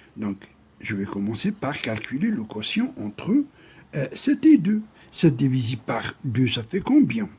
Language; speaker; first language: French; non-native, local second language; Arabic